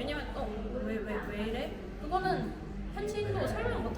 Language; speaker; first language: Korean; non-native, fluent; Vietnamese